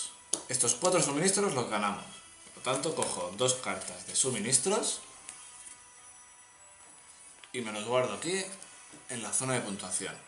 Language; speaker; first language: Spanish; native; Spanish